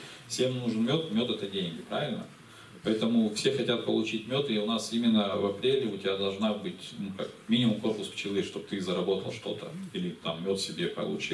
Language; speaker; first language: Russian; native; Russian